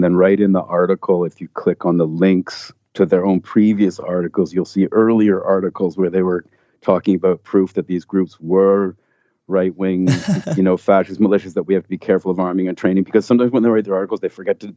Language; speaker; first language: English; native; English